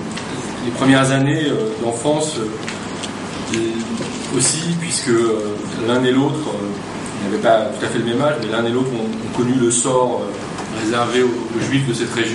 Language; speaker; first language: French; native; French